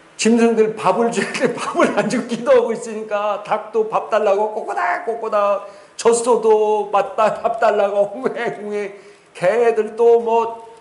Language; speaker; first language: Korean; native; Korean